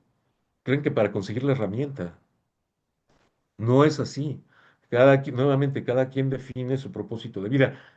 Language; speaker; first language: Spanish; native; Spanish